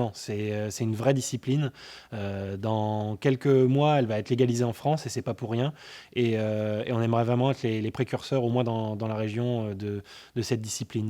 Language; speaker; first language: French; native; French